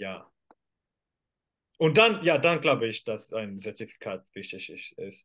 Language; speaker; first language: German; non-native, fluent; Finnish